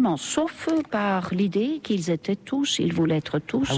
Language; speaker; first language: French; non-native, fluent; Estonian